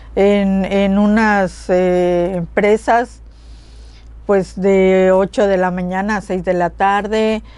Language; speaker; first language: Spanish; native; Spanish